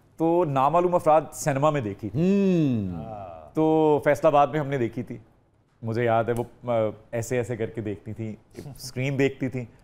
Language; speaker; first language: Urdu; non-native, local second language; Punjabi